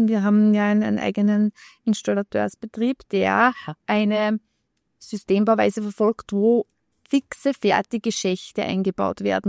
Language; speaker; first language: German; native; German